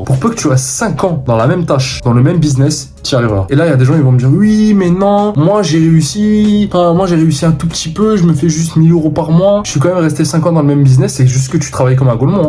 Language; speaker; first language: French; native; French